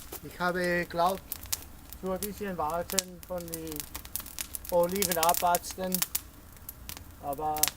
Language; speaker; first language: German; non-native, learner; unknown